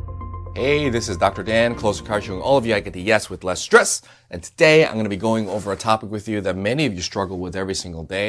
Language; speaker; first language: English; native; English